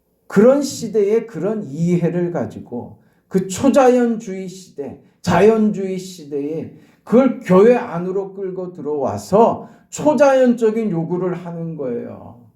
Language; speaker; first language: Korean; native; Korean